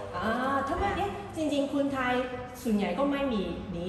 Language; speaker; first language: Thai; non-native, learner; Cantonese